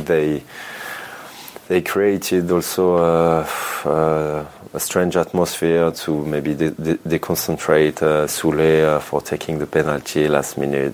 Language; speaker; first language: English; non-native, fluent; French